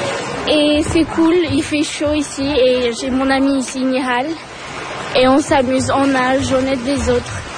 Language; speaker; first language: French; early bilingual, other home language; Turkish